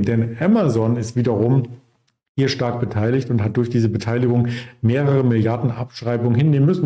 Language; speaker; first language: German; native; German